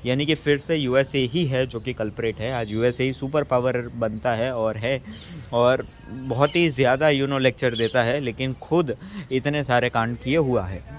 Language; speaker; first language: Hindi; native; Hindi